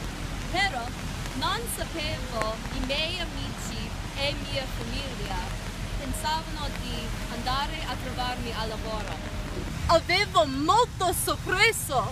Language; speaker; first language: Italian; non-native, learner; English